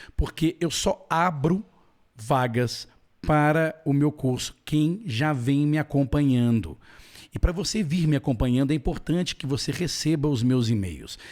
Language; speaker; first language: Portuguese; native; Portuguese